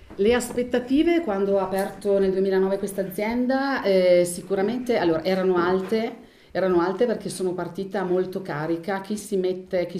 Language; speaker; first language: Italian; native; Italian